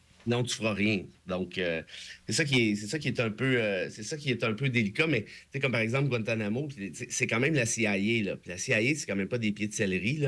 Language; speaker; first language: French; native; French